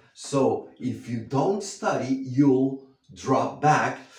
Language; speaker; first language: English; non-native, fluent; Spanish